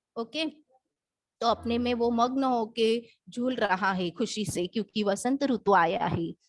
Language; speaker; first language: Hindi; non-native, local second language; Marathi